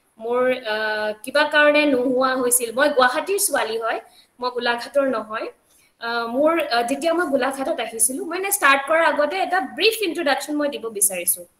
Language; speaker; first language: Assamese; non-native, local second language; Bangla